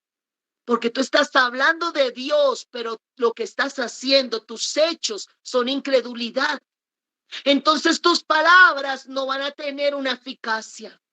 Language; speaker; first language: Spanish; native; Spanish